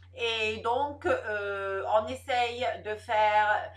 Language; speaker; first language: French; non-native, local second language; Arabic